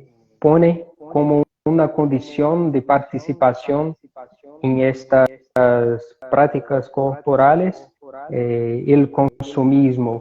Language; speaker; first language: Spanish; non-native, fluent; Portuguese